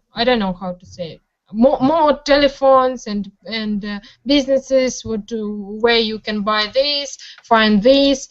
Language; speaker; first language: English; non-native, learner; Russian